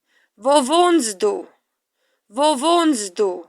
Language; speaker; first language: German; non-native, fluent; Latvian